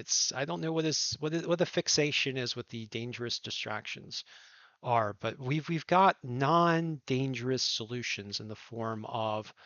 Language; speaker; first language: English; native; English